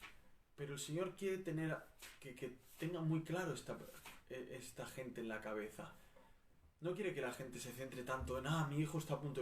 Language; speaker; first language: Spanish; native; Spanish